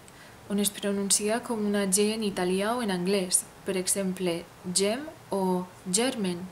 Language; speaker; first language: Catalan; non-native, fluent; Romanian